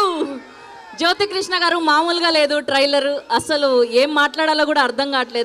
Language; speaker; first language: Telugu; native; Telugu